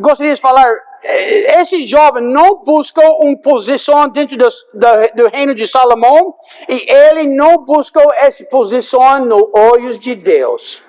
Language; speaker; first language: Portuguese; non-native, fluent; English